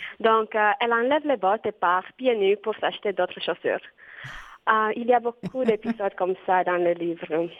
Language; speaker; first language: French; non-native, fluent; Romanian